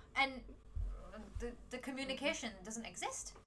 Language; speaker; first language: English; native; English